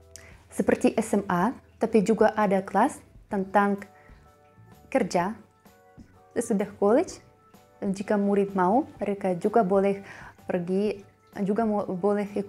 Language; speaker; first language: Indonesian; non-native, learner; Russian